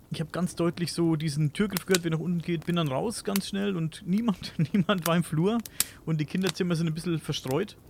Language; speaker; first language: German; native; German